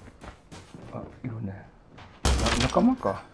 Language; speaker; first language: Japanese; native; Japanese